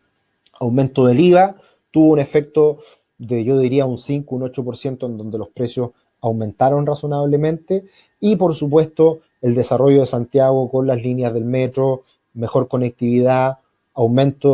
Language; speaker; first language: Spanish; native; Spanish